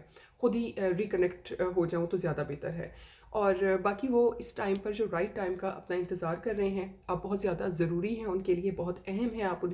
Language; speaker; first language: Hindi; native; Hindi